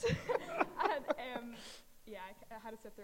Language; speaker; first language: English; native; English